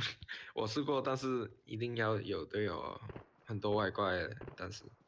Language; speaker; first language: Chinese; non-native, local second language; Cantonese